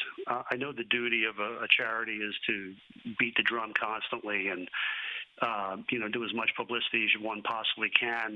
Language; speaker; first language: English; native; English